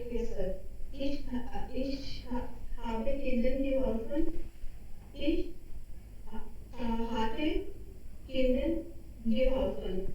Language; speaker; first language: German; non-native, learner; Hindi